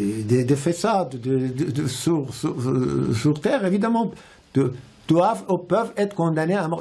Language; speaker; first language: French; non-native, fluent; Persian